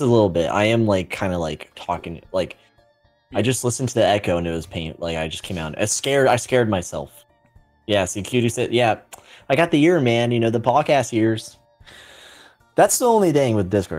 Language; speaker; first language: English; native; English